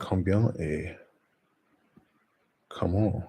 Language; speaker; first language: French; non-native, learner; English